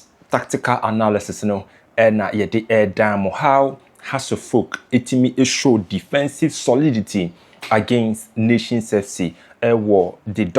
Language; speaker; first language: English; non-native, local second language; Akan